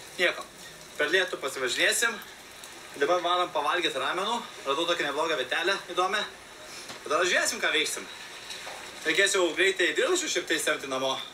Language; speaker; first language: Lithuanian; native; Lithuanian